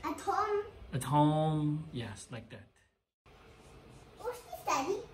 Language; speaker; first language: English; non-native, fluent; Indonesian